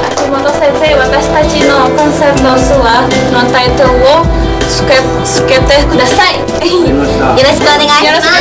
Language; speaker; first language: Japanese; non-native, learner; Indonesian